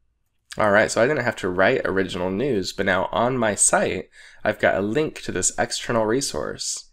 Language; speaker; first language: English; native; English